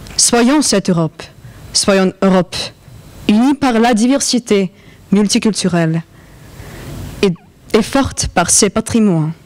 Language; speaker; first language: French; non-native, fluent; Russian